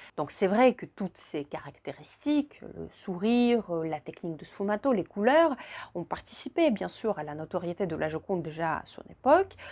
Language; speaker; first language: French; non-native, fluent; Russian